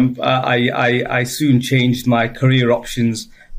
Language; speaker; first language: English; native; English